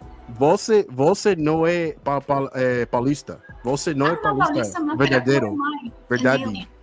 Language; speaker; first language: Portuguese; non-native, learner; English